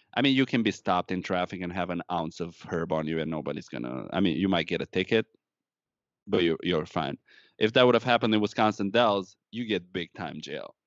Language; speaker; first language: English; non-native, fluent; Romanian